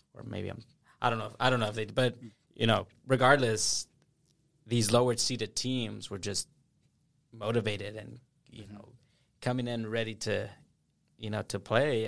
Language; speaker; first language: English; native; English